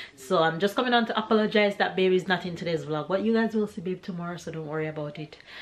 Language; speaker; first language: English; native; English